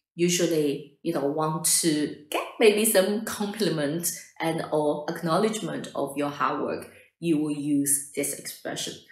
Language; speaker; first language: English; non-native, fluent; Chinese